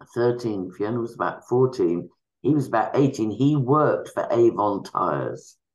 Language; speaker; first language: English; native; English